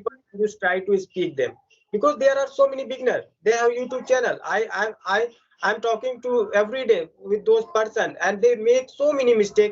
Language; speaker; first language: English; non-native, local second language; Hindi